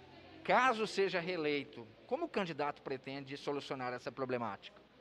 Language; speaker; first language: Portuguese; native; Portuguese